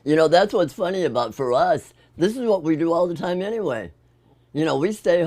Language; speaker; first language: English; native; English